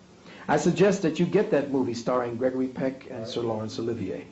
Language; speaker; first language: English; native; English